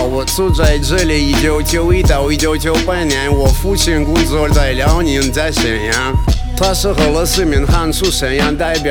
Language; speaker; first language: Chinese; non-native, learner; Russian